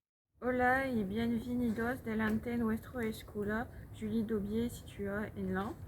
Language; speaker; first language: Spanish; non-native, learner; French